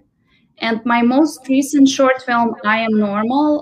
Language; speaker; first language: English; non-native, fluent; Russian